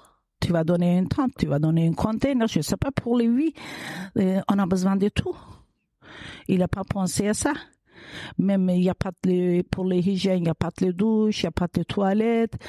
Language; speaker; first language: French; non-native, learner; Kurdish